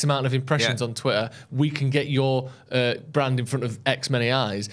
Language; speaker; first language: English; native; English